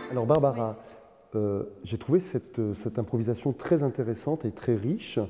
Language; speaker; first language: French; native; French